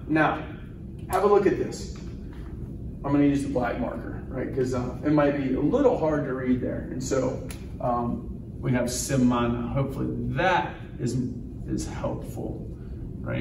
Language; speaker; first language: English; native; English